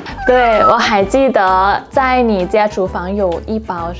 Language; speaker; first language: Chinese; non-native, fluent; Thai